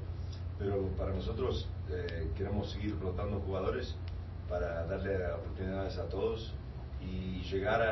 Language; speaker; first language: Spanish; early bilingual, heritage; Spanish